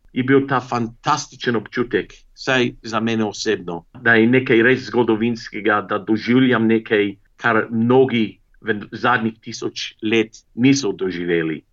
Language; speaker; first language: Slovenian; early bilingual, heritage; Slovenian